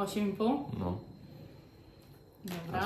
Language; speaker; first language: Polish; native; Polish